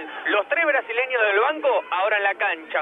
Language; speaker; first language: Spanish; native; Spanish